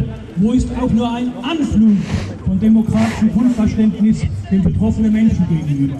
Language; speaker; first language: German; native; German